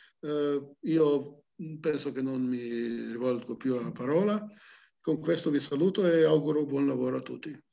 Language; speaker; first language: Italian; non-native, local second language; Slovenian